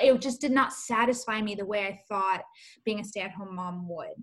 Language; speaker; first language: English; early bilingual, other home language; Spanish